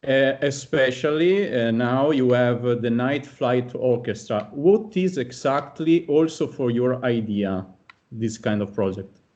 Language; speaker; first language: English; non-native, fluent; Italian